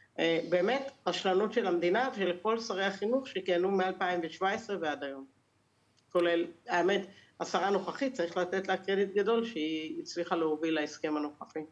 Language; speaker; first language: Hebrew; native; Hebrew